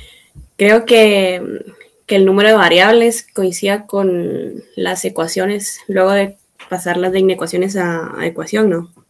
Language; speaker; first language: Spanish; native; Spanish